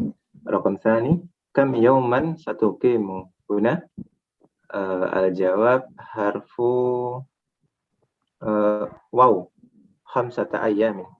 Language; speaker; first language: Arabic; non-native, learner; Indonesian